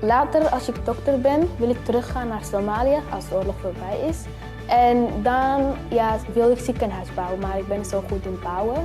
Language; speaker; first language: Dutch; early bilingual, other home language; Somali